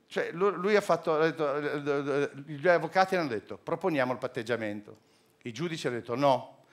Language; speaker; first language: Italian; native; Italian